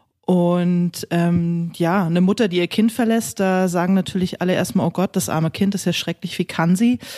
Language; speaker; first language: German; native; German